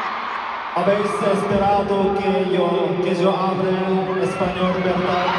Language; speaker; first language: Spanish; non-native, learner; Korean